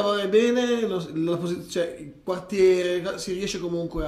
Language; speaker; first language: Italian; native; Italian